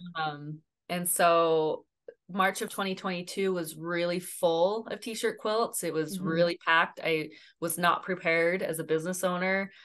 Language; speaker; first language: English; native; English